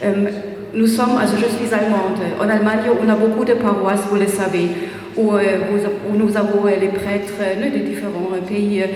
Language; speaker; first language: French; non-native, fluent; German